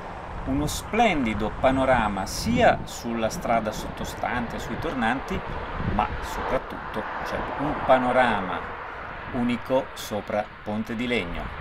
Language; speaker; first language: Italian; native; Italian